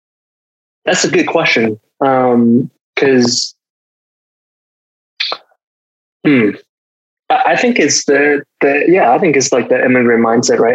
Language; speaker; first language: English; early bilingual, other home language; Chinese